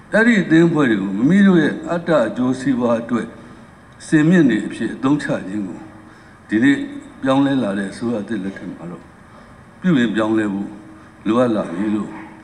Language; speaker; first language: Burmese; native; Burmese